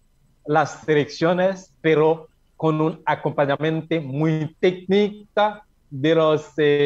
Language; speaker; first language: Spanish; non-native, learner; Haitian Creole